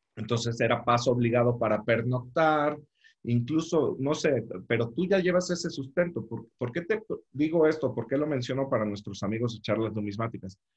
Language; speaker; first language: Spanish; native; Spanish